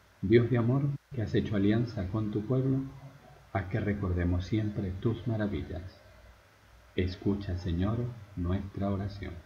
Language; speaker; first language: Spanish; native; Spanish